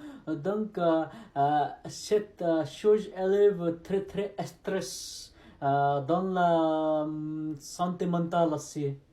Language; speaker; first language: French; non-native, learner; Nepali